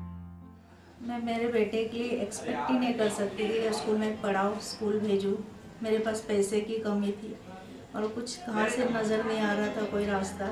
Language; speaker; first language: Hindi; non-native, local second language; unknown